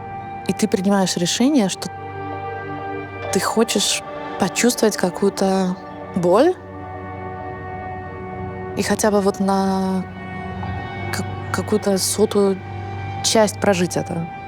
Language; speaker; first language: Russian; native; Russian